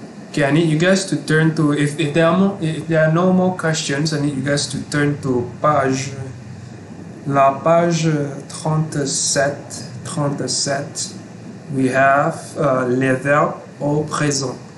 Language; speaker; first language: English; non-native, local second language; Malay